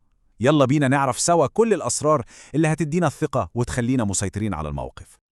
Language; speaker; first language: Arabic; native; Arabic